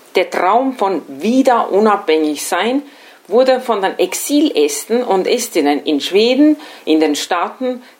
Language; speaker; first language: German; non-native, fluent; Estonian